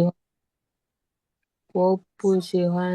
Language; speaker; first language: Chinese; non-native, learner; Indonesian